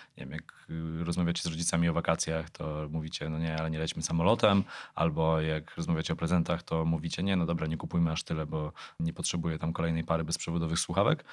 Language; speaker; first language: Polish; native; Polish